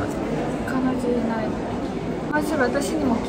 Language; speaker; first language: Japanese; non-native, fluent; Romanian